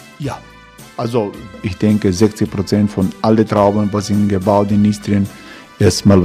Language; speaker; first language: German; non-native, learner; Croatian